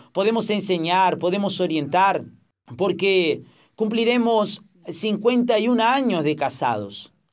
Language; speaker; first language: Spanish; non-native, fluent; Portuguese